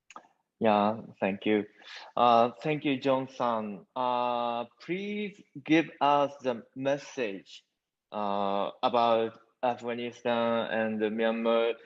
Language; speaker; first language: English; non-native, learner; Japanese